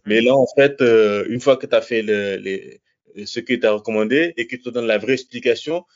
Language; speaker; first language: French; non-native, local second language; Wolof